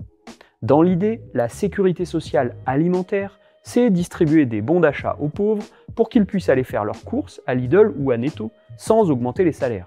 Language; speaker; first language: French; native; French